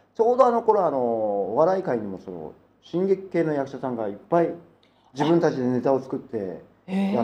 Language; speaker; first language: Japanese; native; Japanese